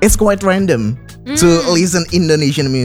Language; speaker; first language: English; non-native, fluent; Indonesian